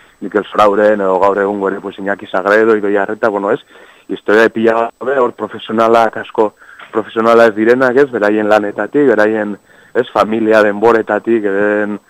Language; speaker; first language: Basque; non-native, local second language; Spanish